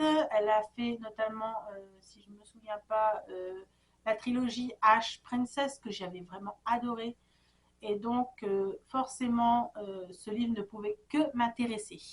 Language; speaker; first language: French; native; French